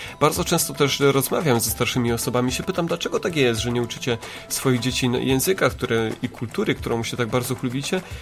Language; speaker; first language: Polish; native; Polish